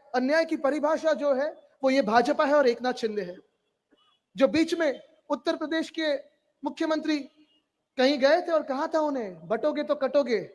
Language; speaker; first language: Hindi; non-native, local second language; Marathi